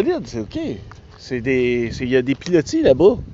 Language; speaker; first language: French; native; French